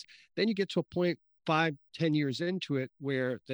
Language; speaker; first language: English; early bilingual, other home language; Portuguese